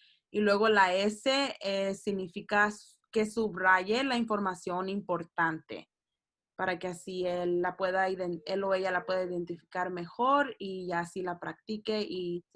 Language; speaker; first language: Spanish; early bilingual, heritage; Spanish